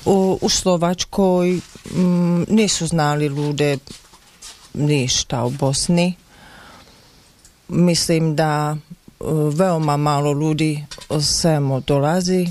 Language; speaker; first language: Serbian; non-native, learner; Slovak